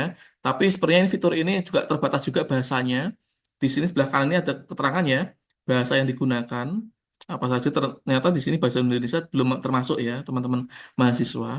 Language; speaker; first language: Indonesian; native; Indonesian